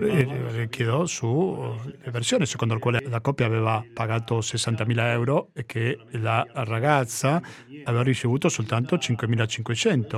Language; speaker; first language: Italian; non-native, fluent; Spanish